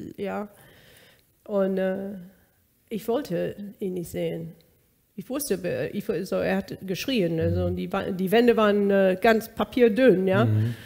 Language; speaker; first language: German; non-native, fluent; English